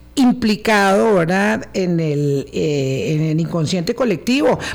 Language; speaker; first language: Spanish; native; Spanish